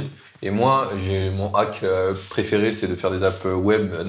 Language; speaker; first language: French; native; French